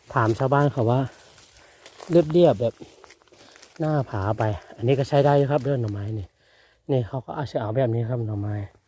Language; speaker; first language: Thai; non-native, local second language; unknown